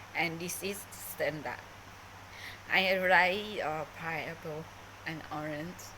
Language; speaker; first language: English; non-native, learner; Thai